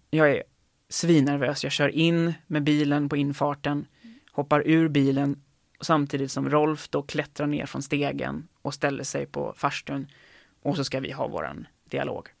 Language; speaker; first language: Swedish; native; Swedish